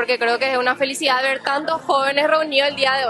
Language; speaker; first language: Spanish; native; Spanish